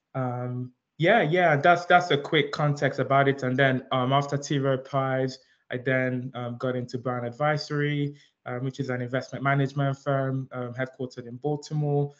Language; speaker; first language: English; early bilingual, other home language; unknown